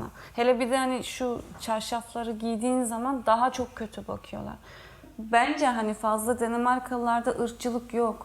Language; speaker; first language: Turkish; early bilingual, heritage; Turkish